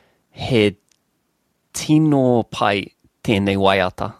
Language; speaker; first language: Māori; non-native, learner; English